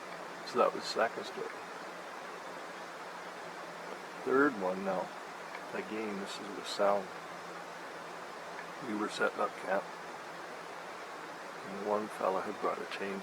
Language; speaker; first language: English; native; English